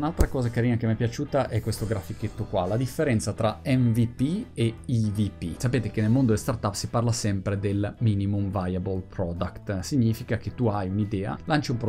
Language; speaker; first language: Italian; native; Italian